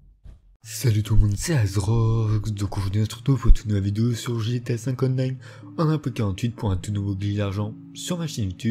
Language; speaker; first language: French; native; French